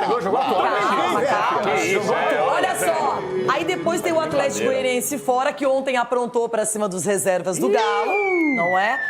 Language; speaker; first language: Portuguese; native; Portuguese